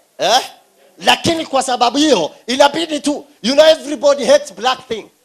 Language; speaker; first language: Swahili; non-native, local second language; Somali